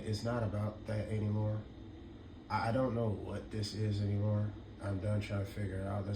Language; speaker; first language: English; native; English